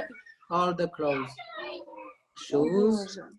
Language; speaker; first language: English; non-native, learner; French